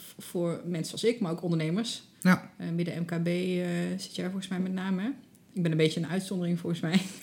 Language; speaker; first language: Dutch; native; Dutch